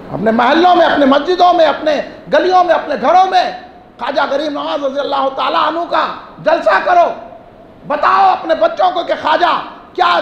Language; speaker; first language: Urdu; native; Urdu